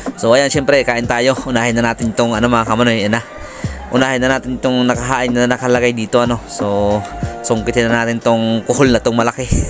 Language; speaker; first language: Filipino; non-native, local second language; Bikol